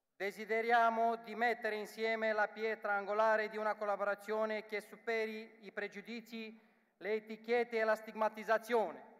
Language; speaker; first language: Italian; non-native, learner; Romanian